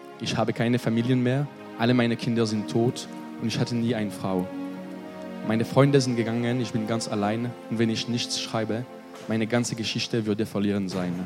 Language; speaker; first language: German; non-native, learner; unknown